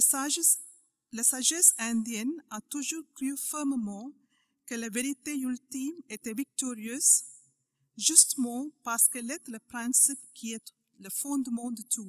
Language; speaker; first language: French; non-native, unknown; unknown